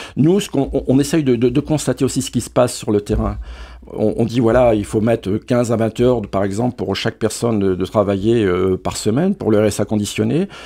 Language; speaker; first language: French; native; French